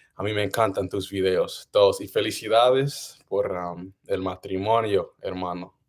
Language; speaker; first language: Spanish; non-native, learner; English